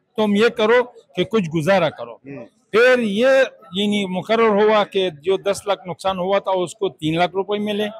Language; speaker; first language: Urdu; non-native, local second language; Pashto